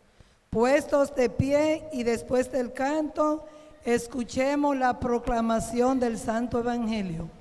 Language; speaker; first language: Spanish; native; Spanish